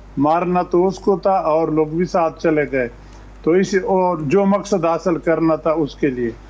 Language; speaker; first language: Urdu; non-native, local second language; Pashto